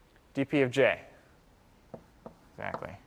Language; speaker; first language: English; native; English